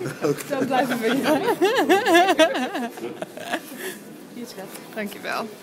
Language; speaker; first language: Dutch; non-native, learner; English